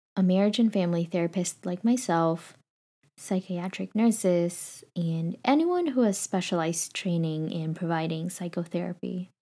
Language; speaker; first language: English; non-native, local second language; Filipino